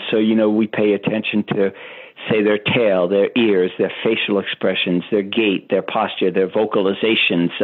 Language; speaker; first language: English; native; English